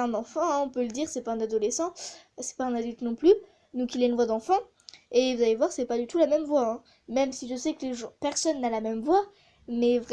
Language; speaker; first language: French; native; French